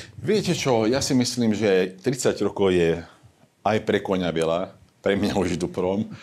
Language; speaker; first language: Slovak; non-native, local second language; Hungarian